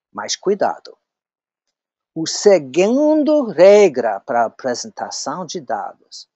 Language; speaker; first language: Portuguese; non-native, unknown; English